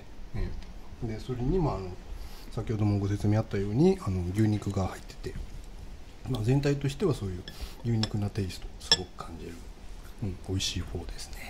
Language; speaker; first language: Japanese; native; Japanese